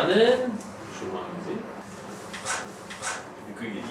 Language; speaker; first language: Korean; non-native, fluent; Greek